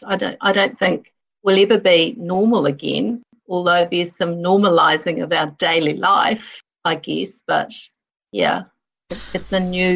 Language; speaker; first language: English; native; English